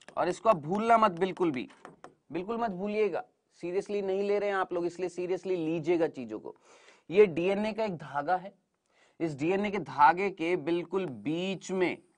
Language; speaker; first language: Hindi; native; Hindi